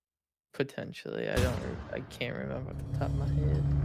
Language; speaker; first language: English; native; English